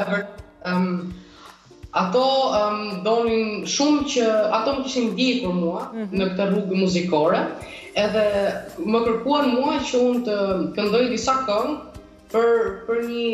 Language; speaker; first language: Albanian; early bilingual, heritage; Albanian